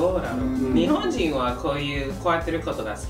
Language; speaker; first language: Japanese; non-native, fluent; English